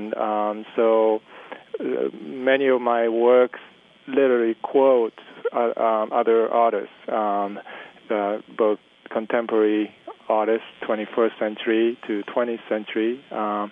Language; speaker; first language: English; early bilingual, other home language; Japanese